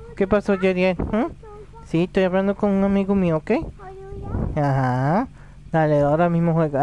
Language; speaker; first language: Spanish; early bilingual, heritage; Spanish